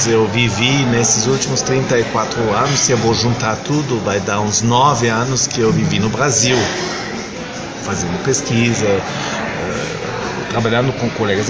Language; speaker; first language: Portuguese; non-native, fluent; German